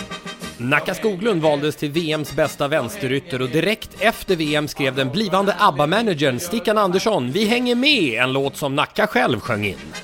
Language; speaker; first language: Swedish; native; Swedish